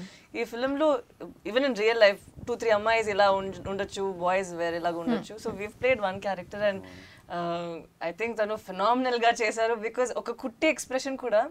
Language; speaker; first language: Telugu; non-native, local second language; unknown